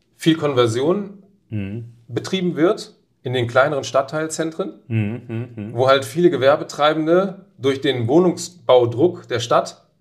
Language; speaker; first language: German; native; German